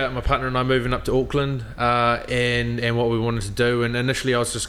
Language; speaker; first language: English; native; English